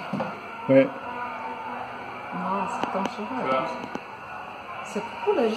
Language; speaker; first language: French; non-native, learner; Chinese